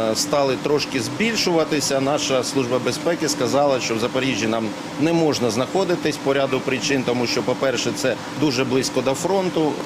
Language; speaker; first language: Ukrainian; native; Ukrainian